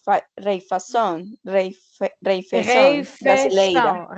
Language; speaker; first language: Portuguese; non-native, learner; Spanish